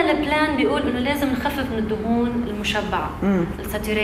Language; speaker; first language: Arabic; native; Arabic